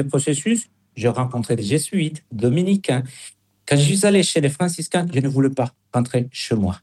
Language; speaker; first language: French; non-native, fluent; Spanish